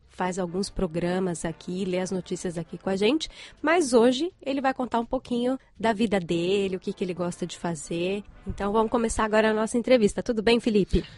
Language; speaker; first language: Portuguese; native; Portuguese